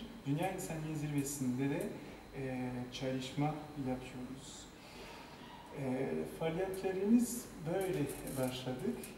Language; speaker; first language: Turkish; non-native, fluent; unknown